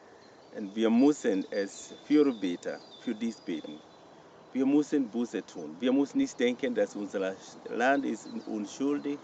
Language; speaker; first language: German; non-native, fluent; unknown